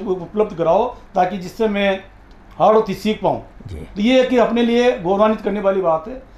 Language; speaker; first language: Hindi; native; Hindi